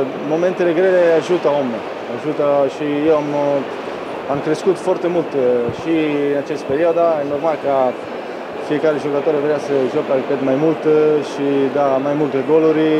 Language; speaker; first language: Romanian; non-native, fluent; Italian